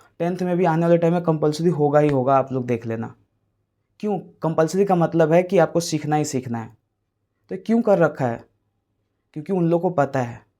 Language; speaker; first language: Hindi; native; Hindi